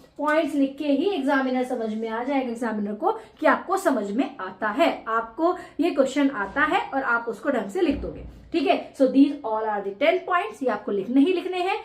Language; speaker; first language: Hindi; native; Hindi